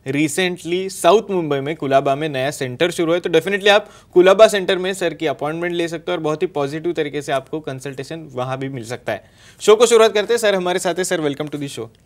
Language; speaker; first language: Hindi; non-native, local second language; Marathi